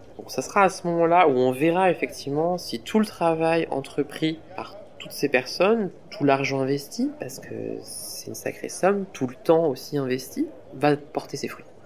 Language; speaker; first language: French; native; French